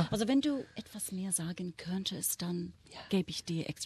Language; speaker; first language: German; non-native, fluent; English